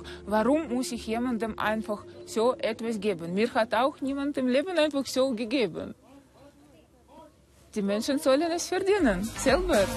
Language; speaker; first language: German; non-native, fluent; Russian